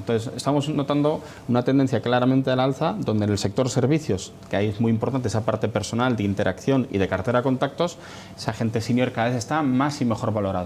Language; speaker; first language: Spanish; native; Spanish